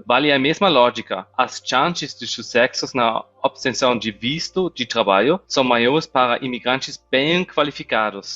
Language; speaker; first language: Portuguese; non-native, fluent; German